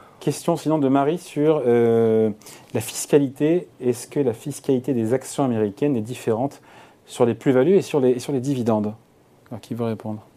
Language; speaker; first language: French; native; French